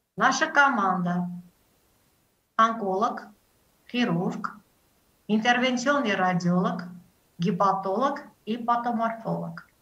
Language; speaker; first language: Russian; non-native, local second language; Armenian